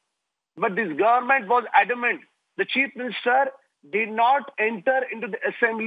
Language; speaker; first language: English; non-native, local second language; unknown